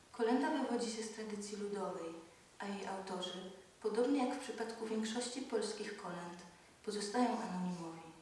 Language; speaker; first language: Polish; native; Polish